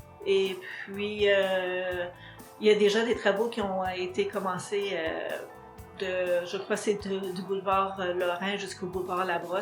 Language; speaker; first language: French; native; French